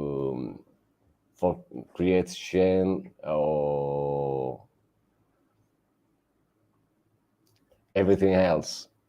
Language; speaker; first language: English; non-native, learner; Italian